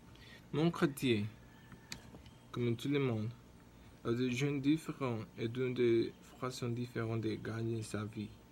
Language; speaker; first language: French; non-native, learner; Spanish